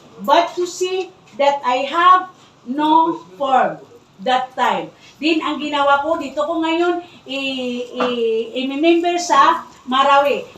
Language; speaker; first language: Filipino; non-native, local second language; Maranao